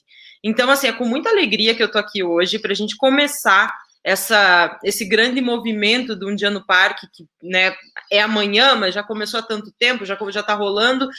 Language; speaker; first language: Portuguese; native; Portuguese